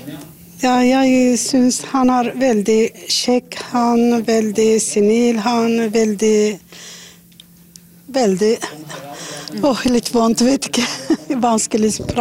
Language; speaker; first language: Norwegian; non-native, learner; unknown